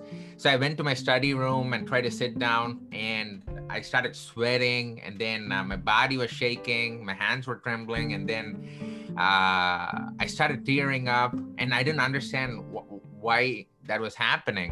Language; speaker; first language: English; non-native, local second language; Tamil